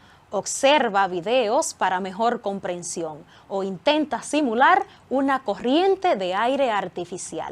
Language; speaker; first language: Spanish; native; Spanish